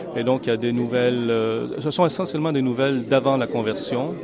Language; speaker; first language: French; native; French